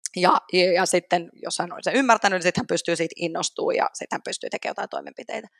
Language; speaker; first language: Finnish; native; Finnish